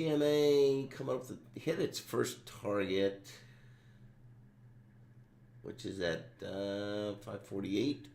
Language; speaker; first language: English; native; English